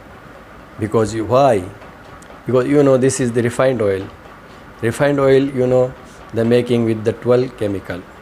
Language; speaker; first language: English; non-native, learner; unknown